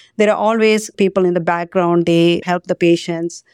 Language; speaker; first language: English; non-native, local second language; Tamil